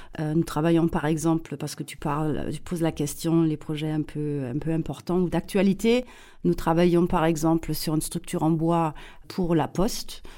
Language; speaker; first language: French; non-native, fluent; German